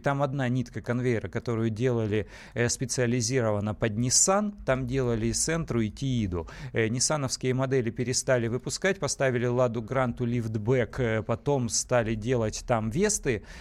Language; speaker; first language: Russian; native; Russian